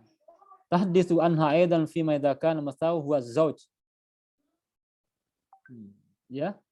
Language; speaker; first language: Arabic; non-native, fluent; Indonesian